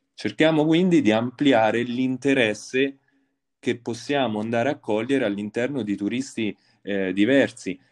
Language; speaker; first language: Italian; native; Italian